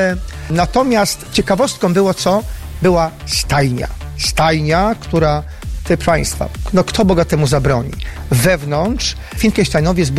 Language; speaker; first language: Polish; native; Polish